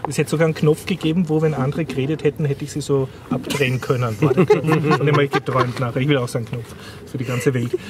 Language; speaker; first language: German; native; German